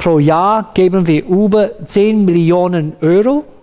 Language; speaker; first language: German; non-native, learner; Cantonese